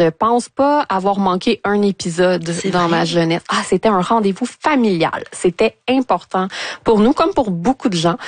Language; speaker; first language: French; native; French